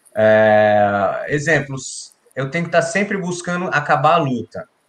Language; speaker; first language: Portuguese; native; Portuguese